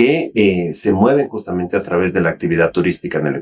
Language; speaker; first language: Spanish; native; Spanish